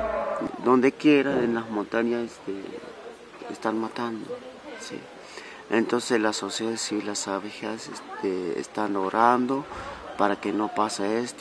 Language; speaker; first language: Spanish; non-native, local second language; Tzotzil